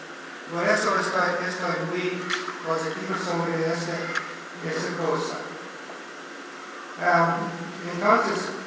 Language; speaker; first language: Spanish; non-native, learner; English